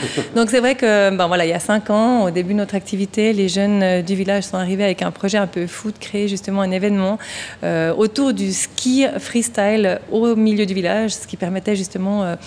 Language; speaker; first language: French; native; French